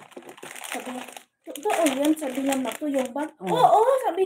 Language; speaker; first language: Filipino; non-native, local second language; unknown